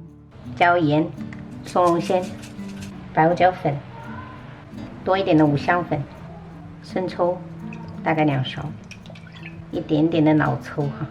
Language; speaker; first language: Chinese; native; Chinese